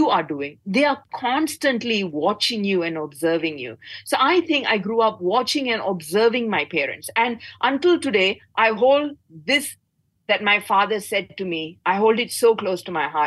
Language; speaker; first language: English; non-native, local second language; Tamil